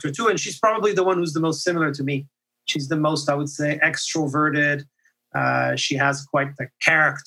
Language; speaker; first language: English; non-native, fluent; French